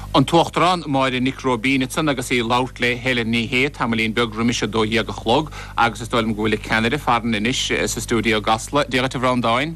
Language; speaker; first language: Irish; native; Irish